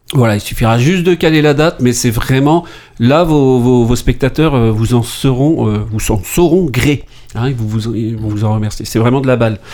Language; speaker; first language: French; native; French